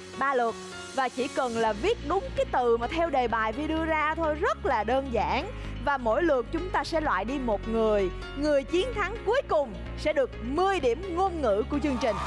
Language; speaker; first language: Vietnamese; native; Vietnamese